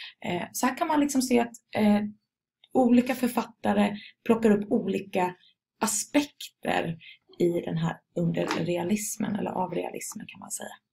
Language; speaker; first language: Swedish; native; Swedish